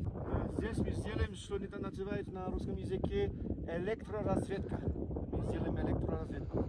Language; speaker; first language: Russian; non-native, fluent; French